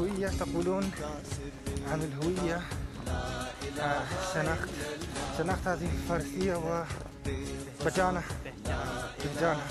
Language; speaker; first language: Arabic; native; Arabic